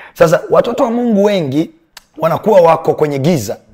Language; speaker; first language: Swahili; native; Swahili